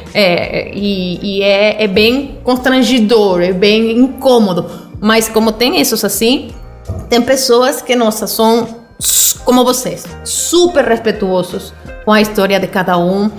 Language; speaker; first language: Portuguese; non-native, fluent; Spanish